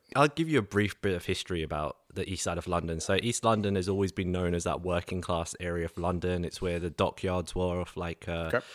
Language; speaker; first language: English; native; English